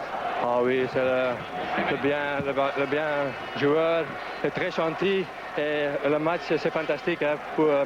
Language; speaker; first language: French; non-native, fluent; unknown